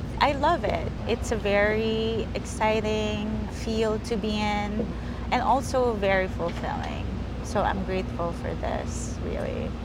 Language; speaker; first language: English; early bilingual, other home language; Filipino